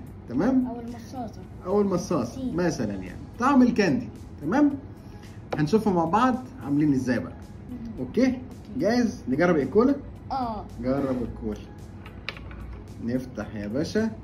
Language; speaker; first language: Arabic; native; Arabic